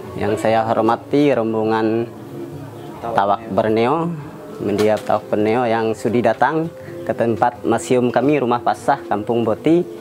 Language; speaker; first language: Indonesian; non-native, local second language; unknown